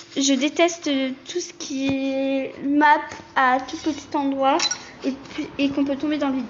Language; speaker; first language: French; native; French